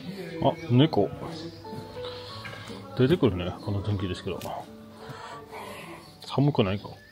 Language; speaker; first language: Japanese; non-native, learner; French